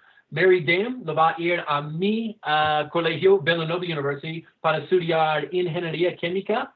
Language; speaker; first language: Spanish; non-native, fluent; English